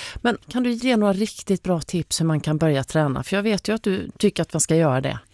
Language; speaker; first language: Swedish; native; Swedish